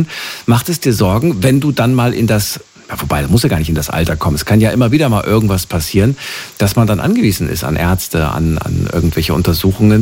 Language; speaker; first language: German; native; German